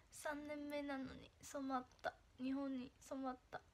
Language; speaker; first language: Japanese; non-native, fluent; Chinese